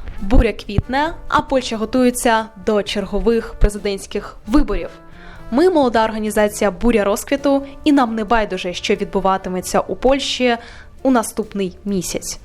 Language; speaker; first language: Ukrainian; native; Ukrainian